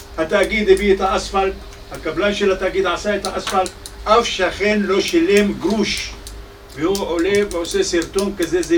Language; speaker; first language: Hebrew; non-native, local second language; Arabic